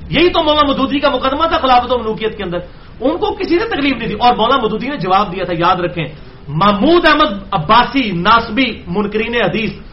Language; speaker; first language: Urdu; non-native, local second language; Punjabi